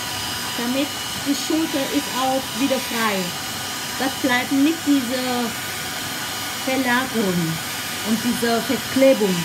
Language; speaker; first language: German; non-native, learner; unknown